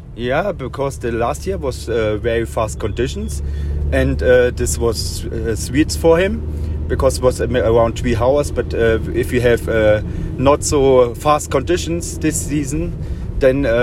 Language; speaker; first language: English; non-native, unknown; German